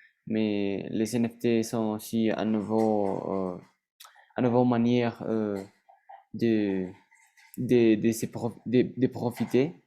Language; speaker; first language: French; non-native, learner; Spanish